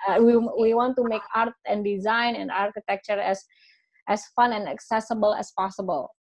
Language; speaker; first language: English; non-native, fluent; Indonesian